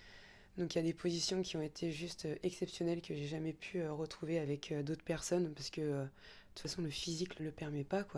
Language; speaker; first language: French; native; French